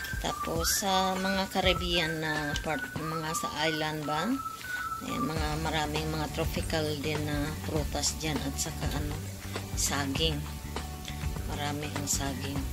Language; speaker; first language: Filipino; non-native, local second language; Cebuano